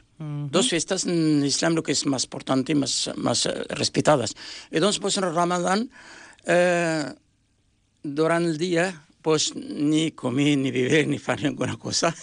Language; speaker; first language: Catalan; non-native, learner; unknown